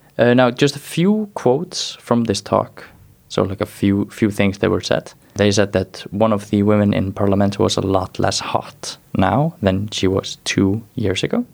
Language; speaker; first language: English; non-native, fluent; Icelandic